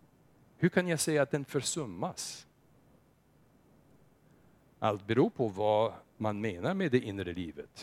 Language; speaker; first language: Swedish; non-native, fluent; English